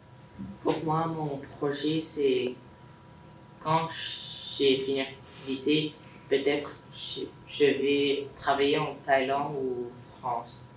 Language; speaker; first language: French; non-native, learner; Thai